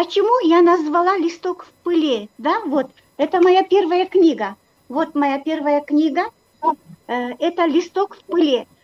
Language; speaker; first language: Russian; non-native, local second language; Kyrgyz